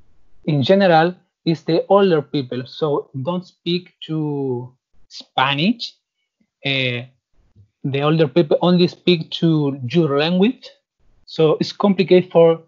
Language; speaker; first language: English; non-native, learner; Spanish